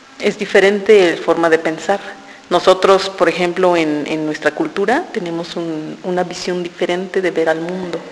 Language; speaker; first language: Spanish; non-native, local second language; Tzotzil